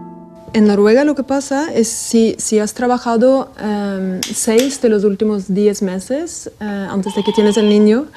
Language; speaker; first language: Spanish; non-native, fluent; Norwegian